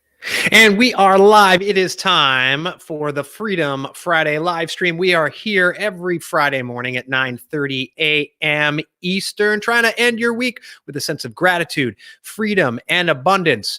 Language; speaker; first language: English; native; English